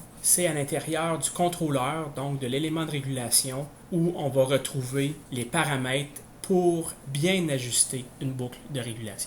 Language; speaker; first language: French; native; French